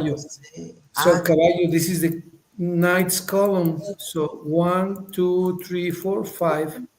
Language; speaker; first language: English; non-native, fluent; Spanish